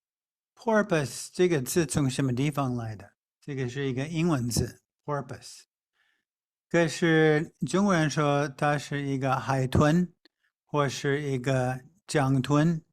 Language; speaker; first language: Chinese; non-native, fluent; English